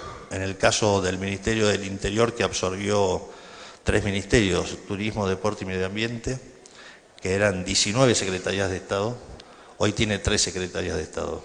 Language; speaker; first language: Spanish; native; Spanish